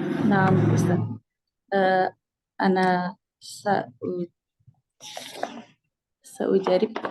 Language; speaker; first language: Arabic; non-native, learner; Indonesian